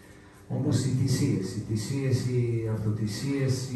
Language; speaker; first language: Greek; non-native, fluent; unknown